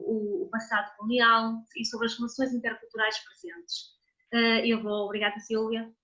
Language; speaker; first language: Portuguese; native; Portuguese